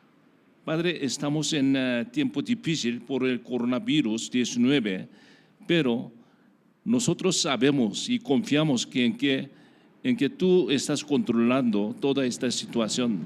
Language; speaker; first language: Spanish; non-native, learner; Korean